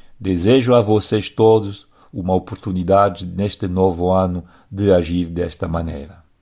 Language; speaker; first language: Portuguese; non-native, fluent; French